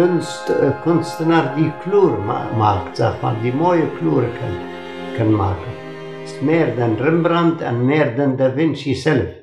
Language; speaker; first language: Dutch; non-native, fluent; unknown